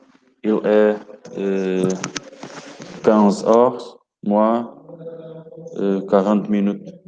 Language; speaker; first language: French; non-native, learner; Portuguese